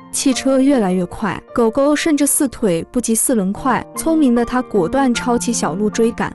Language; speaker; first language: Chinese; native; Chinese